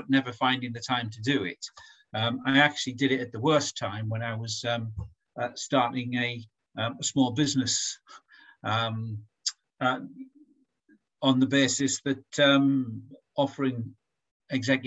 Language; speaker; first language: English; native; English